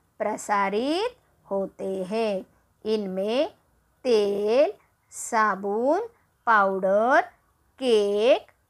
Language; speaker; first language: Hindi; non-native, local second language; Marathi